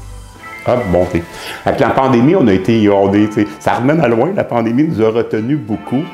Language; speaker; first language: French; native; French